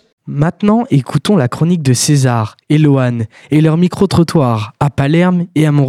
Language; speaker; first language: French; native; French